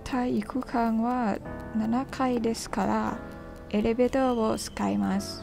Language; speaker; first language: Japanese; non-native, learner; Thai